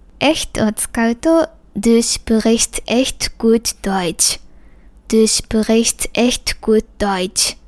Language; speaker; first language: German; non-native, fluent; Japanese